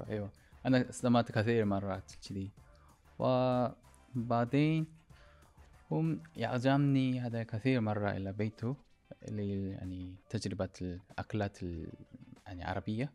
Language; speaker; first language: Arabic; non-native, learner; Korean